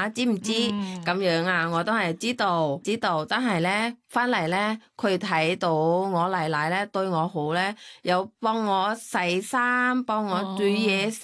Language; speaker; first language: Cantonese; non-native, learner; Thai